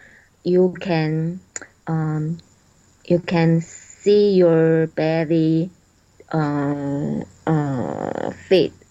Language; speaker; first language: English; non-native, learner; Chinese